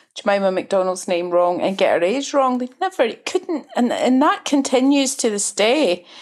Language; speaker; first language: English; native; English